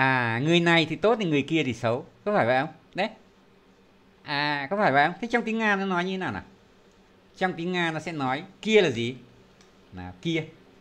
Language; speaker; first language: Vietnamese; native; Vietnamese